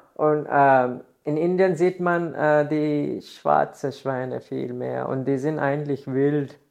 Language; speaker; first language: German; non-native, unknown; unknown